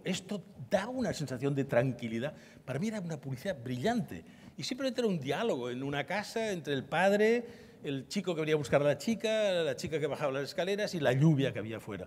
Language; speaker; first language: Spanish; native; Spanish